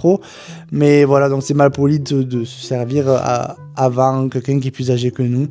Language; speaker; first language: French; native; French